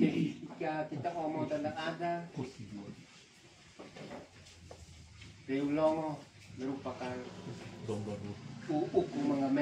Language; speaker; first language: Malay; non-native, local second language; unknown